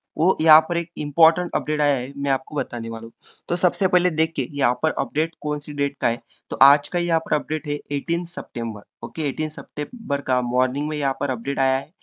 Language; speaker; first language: Hindi; non-native, local second language; Marathi